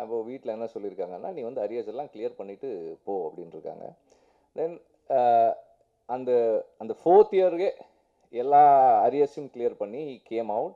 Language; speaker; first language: Tamil; native; Tamil